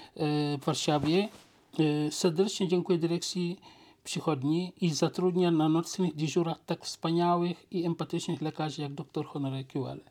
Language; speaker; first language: Polish; non-native, fluent; Wolof